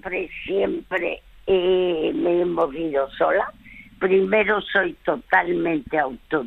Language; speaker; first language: Spanish; early bilingual, other home language; French